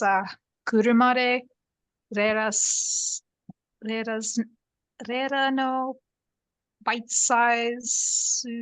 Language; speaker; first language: Japanese; non-native, learner; English